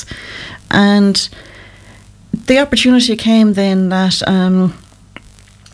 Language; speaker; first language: English; native; English